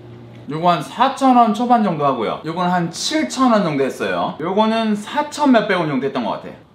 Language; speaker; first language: Korean; native; Korean